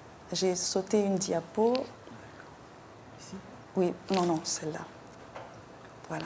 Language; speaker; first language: French; non-native, local second language; Haitian Creole